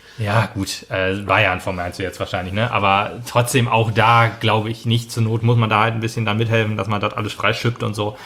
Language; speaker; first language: German; native; German